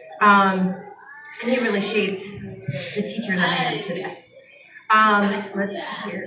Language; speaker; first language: English; native; English